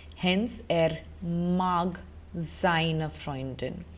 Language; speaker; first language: German; non-native, fluent; Hindi